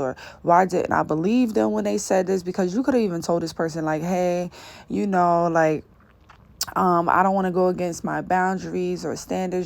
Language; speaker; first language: English; native; English